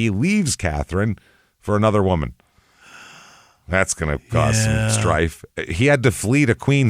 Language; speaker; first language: English; native; English